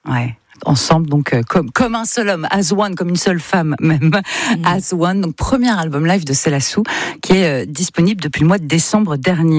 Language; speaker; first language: French; native; French